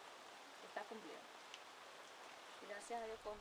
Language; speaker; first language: Spanish; non-native, local second language; Guarani